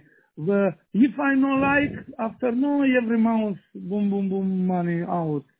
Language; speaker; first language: English; non-native, learner; Romanian